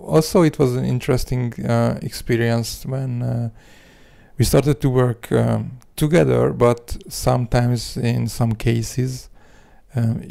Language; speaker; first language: English; non-native, fluent; Hungarian